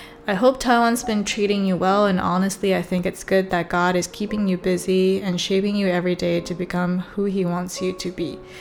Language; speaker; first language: English; early bilingual, other home language; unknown